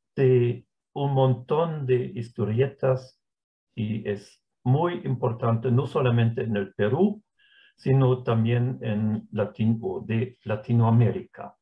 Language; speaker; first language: Spanish; non-native, fluent; German